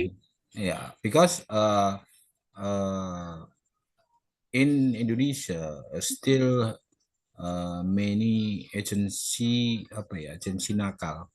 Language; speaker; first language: English; non-native, learner; Indonesian